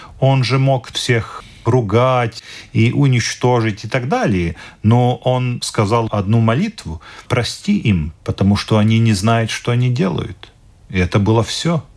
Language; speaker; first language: Russian; non-native, local second language; Latvian